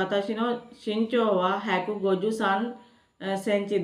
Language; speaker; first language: Japanese; non-native, learner; Sinhala